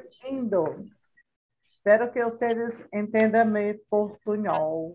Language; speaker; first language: Spanish; non-native, learner; Portuguese